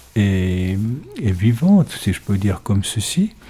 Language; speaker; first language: French; native; French